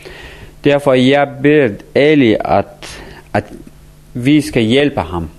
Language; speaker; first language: Danish; non-native, learner; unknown